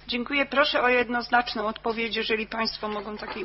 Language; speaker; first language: Polish; native; Polish